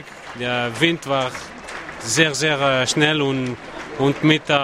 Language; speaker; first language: German; non-native, learner; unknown